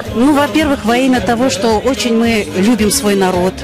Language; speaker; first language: Russian; native; Russian